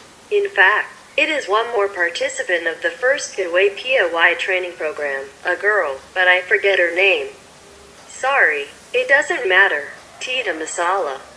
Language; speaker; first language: English; non-native, fluent; Javanese